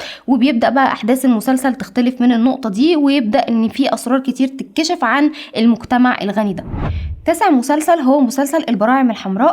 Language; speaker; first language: Arabic; native; Arabic